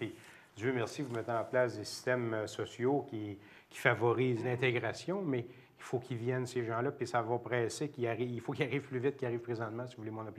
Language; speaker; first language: French; native; French